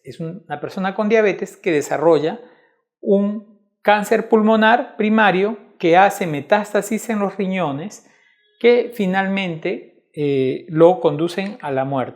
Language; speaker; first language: Spanish; native; Spanish